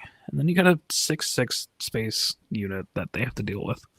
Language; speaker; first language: English; native; English